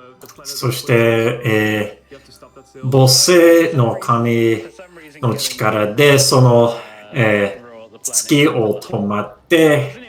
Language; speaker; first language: Japanese; non-native, fluent; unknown